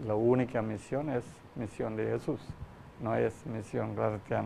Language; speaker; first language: Spanish; non-native, learner; Malayalam